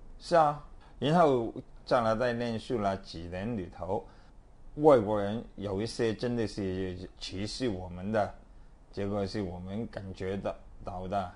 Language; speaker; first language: Chinese; non-native, local second language; Cantonese